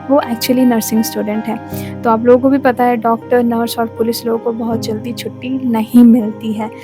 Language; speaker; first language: Hindi; non-native, local second language; Bangla